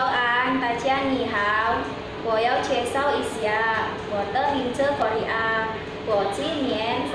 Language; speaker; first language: Chinese; non-native, learner; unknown